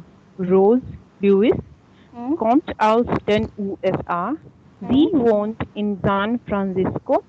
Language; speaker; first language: German; non-native, learner; Hindi